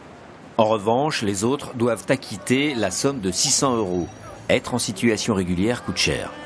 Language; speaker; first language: French; native; French